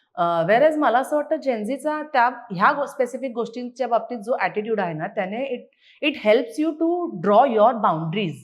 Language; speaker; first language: Marathi; native; Marathi